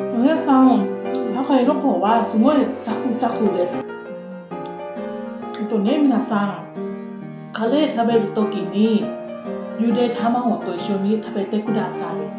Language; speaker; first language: Japanese; non-native, learner; Thai